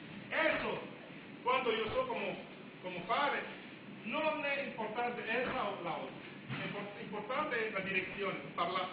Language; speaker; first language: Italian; non-native, learner; Romanian